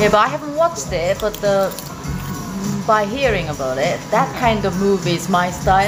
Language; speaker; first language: English; non-native, fluent; Korean